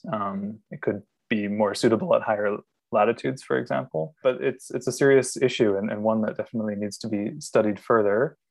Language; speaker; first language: English; native; English